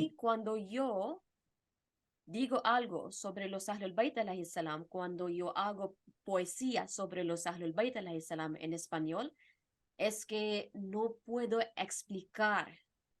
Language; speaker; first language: Spanish; non-native, fluent; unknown